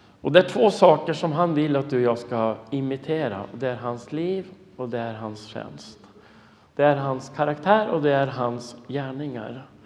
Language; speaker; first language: Swedish; non-native, fluent; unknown